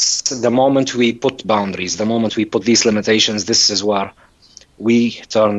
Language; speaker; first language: English; non-native, fluent; Arabic